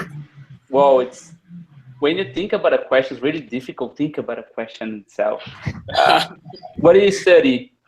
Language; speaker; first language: English; non-native, learner; Portuguese